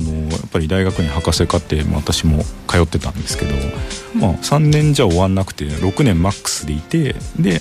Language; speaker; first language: Japanese; native; Japanese